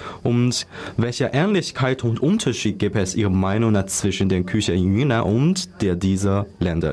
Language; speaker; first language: German; non-native, learner; Chinese